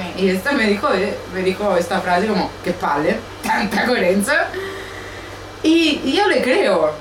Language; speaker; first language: Spanish; non-native, fluent; Italian